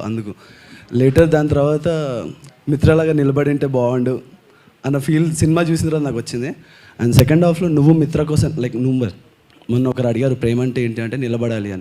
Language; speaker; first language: Telugu; native; Telugu